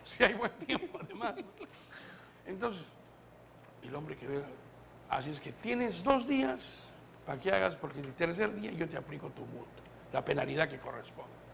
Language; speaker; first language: Spanish; native; Spanish